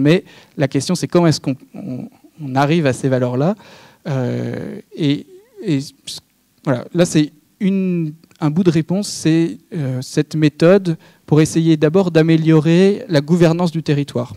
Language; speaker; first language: French; native; French